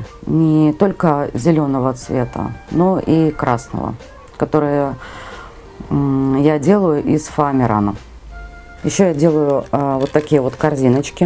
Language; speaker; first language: Russian; native; Russian